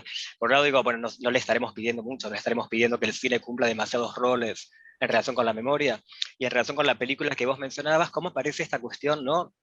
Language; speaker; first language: Spanish; native; Spanish